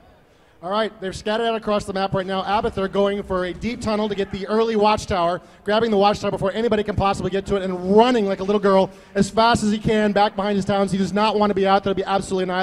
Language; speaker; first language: English; native; English